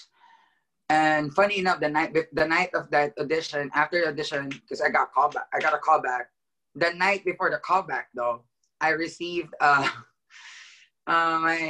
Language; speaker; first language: English; non-native, local second language; Filipino